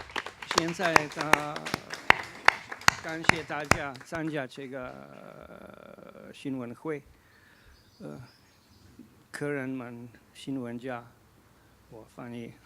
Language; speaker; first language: Chinese; non-native, fluent; Slovenian